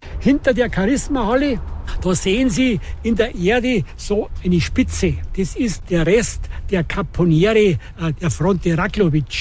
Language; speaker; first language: German; native; German